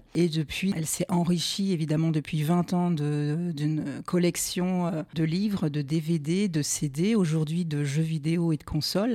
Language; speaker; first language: French; native; French